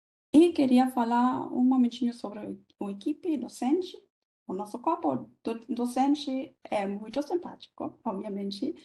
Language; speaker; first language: Portuguese; non-native, fluent; German